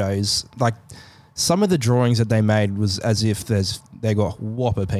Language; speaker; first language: English; native; English